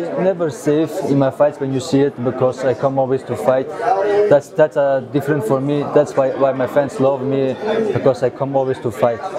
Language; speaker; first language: English; non-native, learner; Armenian